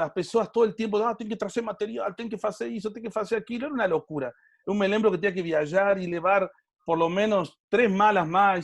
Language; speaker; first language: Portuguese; non-native, learner; Spanish